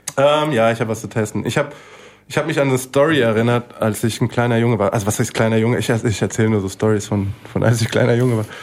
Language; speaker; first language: German; native; German